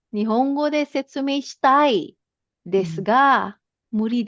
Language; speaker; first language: Japanese; non-native, fluent; Filipino